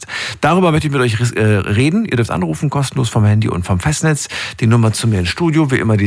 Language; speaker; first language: German; native; German